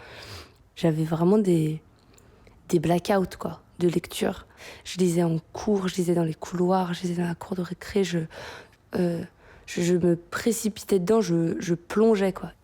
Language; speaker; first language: French; native; French